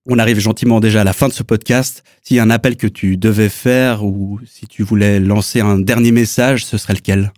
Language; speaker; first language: French; native; French